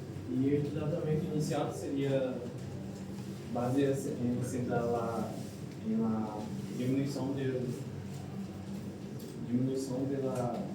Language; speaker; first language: Portuguese; non-native, learner; Spanish